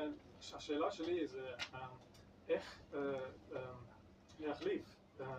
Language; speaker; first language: Hebrew; non-native, learner; English